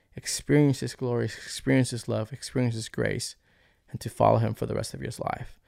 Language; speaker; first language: English; early bilingual, other home language; Spanish